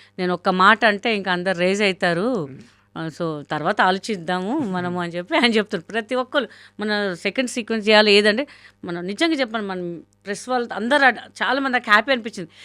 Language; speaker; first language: Telugu; non-native, local second language; Hindi